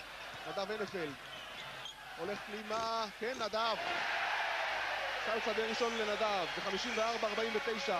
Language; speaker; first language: Hebrew; native; Hebrew